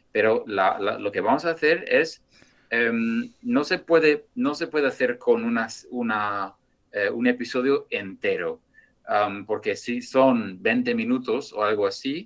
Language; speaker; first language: Spanish; non-native, fluent; English